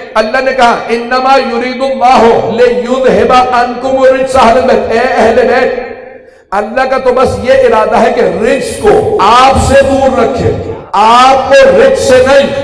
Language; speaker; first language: Urdu; native; Urdu